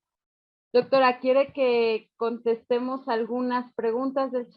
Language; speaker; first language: Spanish; native; Spanish